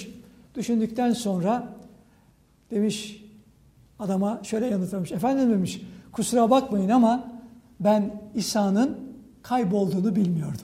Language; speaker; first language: Turkish; native; Turkish